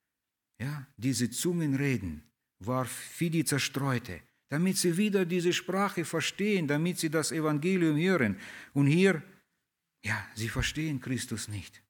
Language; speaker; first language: German; early bilingual, heritage; German